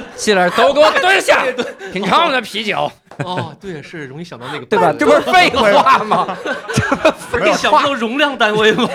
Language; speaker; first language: Chinese; native; Chinese